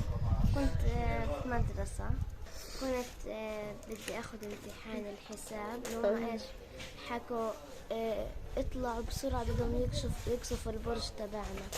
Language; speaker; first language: Arabic; native; Arabic